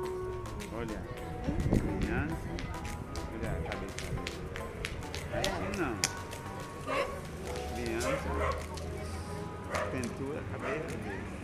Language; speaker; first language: Portuguese; non-native, learner; Haitian Creole